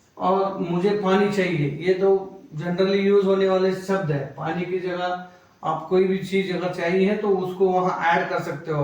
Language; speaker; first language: Hindi; non-native, local second language; Kannada